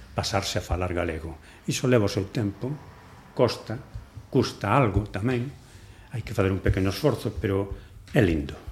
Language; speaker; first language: Galician; non-native, local second language; Spanish